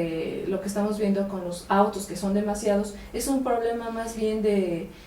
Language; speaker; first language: Spanish; native; Spanish